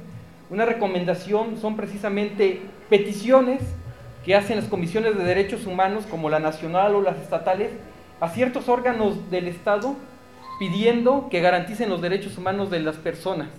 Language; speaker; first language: Spanish; native; Spanish